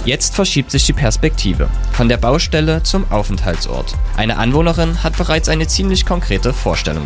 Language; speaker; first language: German; native; German